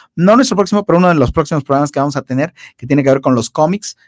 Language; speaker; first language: Spanish; native; Spanish